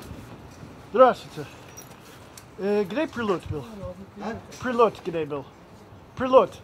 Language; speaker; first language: Russian; non-native, learner; English